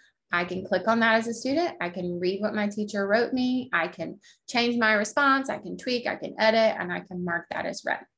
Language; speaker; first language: English; native; English